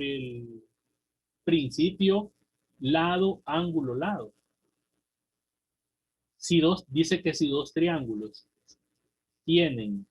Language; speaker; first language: Spanish; native; Spanish